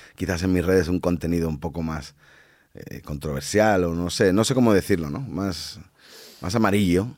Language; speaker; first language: Spanish; native; Spanish